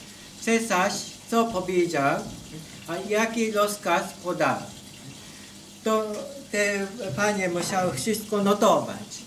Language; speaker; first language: Polish; non-native, learner; Japanese